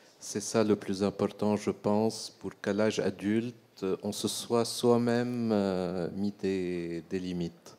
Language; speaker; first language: French; non-native, local second language; Arabic